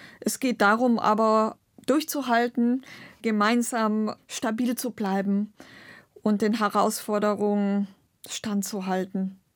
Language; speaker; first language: German; non-native, local second language; Romany